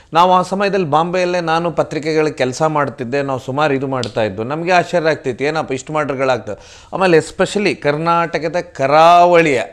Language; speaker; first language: Kannada; non-native, local second language; Tulu